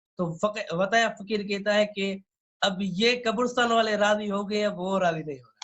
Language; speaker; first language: Urdu; non-native, local second language; Sindhi